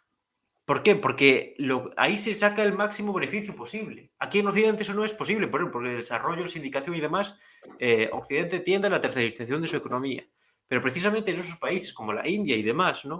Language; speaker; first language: Spanish; native; Spanish